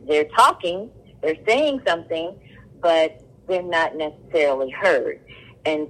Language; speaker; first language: English; native; English